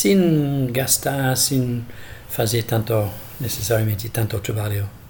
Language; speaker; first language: Portuguese; non-native, fluent; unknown